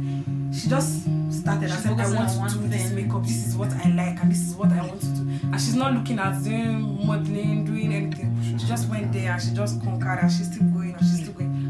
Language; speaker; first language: English; non-native, local second language; Igbo